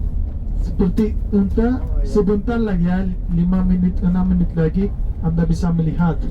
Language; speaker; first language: Indonesian; non-native, fluent; Turkish